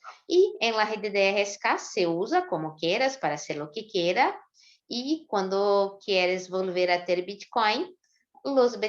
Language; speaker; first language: Spanish; non-native, fluent; Portuguese